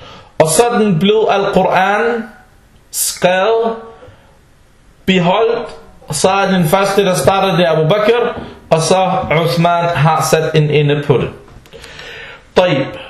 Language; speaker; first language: Danish; non-native, fluent; Arabic